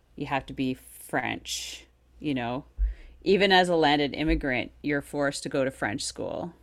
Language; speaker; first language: English; native; English